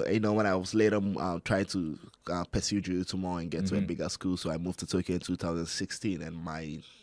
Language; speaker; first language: English; non-native, local second language; Hausa